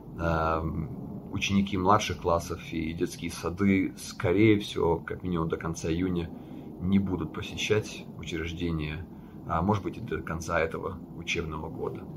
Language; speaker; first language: Russian; non-native, local second language; Latvian